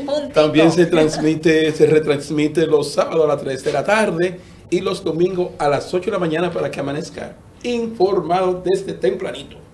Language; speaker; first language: Spanish; native; Spanish